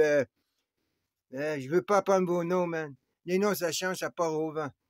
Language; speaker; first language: French; native; French